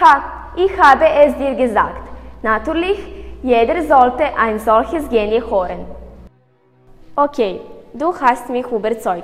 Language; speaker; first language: German; non-native, learner; Serbian